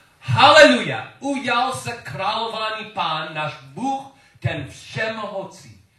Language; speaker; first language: Czech; non-native, learner; English